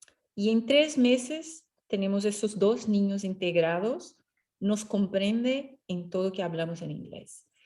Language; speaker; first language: Spanish; non-native, fluent; Portuguese